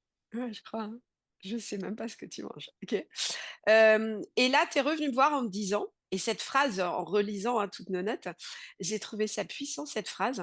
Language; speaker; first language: French; native; French